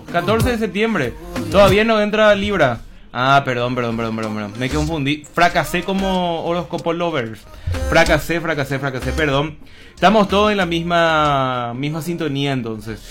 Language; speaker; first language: Spanish; native; Spanish